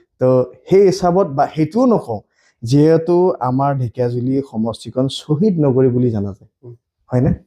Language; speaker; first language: Assamese; non-native, local second language; Bodo